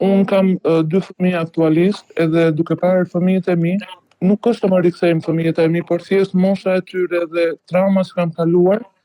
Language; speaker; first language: Albanian; native; Albanian